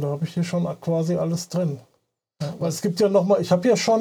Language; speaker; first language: German; native; German